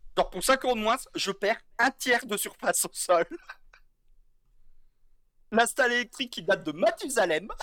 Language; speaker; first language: French; native; French